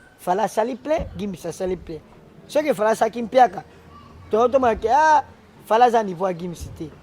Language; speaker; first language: Lingala; native; Lingala